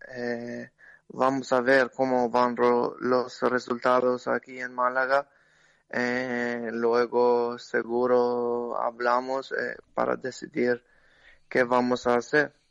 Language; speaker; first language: Spanish; non-native, learner; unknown